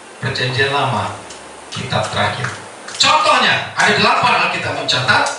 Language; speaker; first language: Indonesian; native; Indonesian